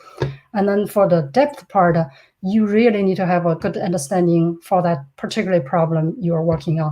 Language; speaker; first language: English; non-native, fluent; Chinese